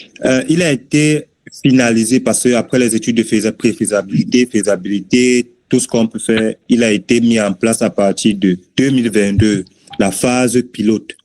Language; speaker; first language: French; native; French